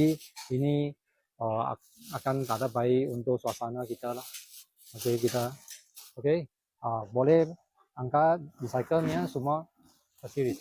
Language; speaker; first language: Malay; non-native, local second language; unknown